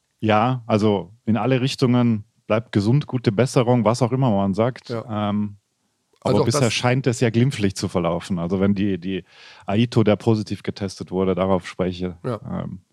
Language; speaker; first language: German; native; German